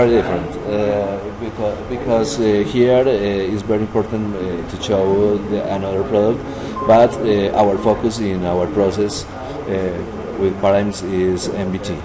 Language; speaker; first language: English; non-native, learner; Spanish